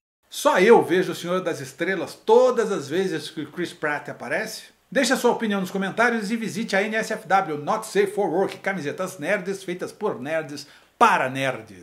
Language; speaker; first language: Portuguese; native; Portuguese